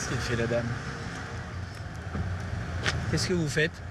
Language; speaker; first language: French; native; French